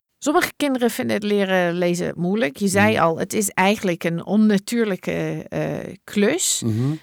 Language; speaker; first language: Dutch; non-native, fluent; English